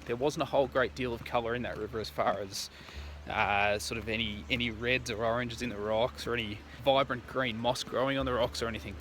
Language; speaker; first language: English; native; English